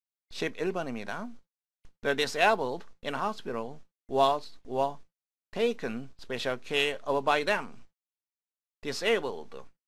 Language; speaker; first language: English; non-native, fluent; Korean